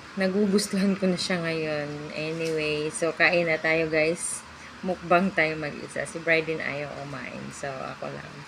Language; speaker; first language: Filipino; non-native, local second language; Cebuano